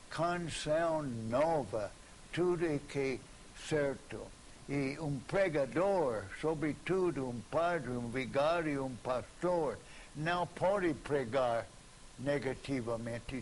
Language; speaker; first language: Portuguese; non-native, fluent; English